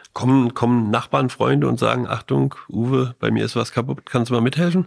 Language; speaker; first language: German; native; German